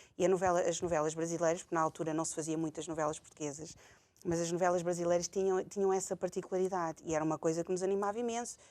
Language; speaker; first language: Portuguese; native; Portuguese